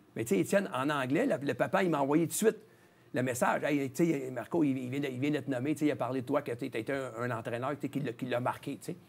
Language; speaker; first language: French; native; French